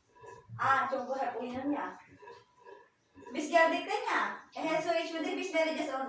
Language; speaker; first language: Turkish; non-native, learner; Filipino